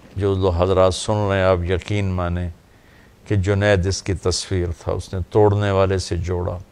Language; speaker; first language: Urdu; non-native, local second language; Punjabi